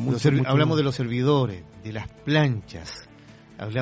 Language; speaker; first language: Spanish; native; Spanish